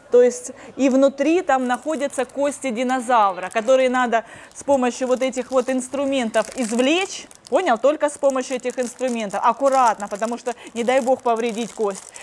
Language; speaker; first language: Russian; native; Russian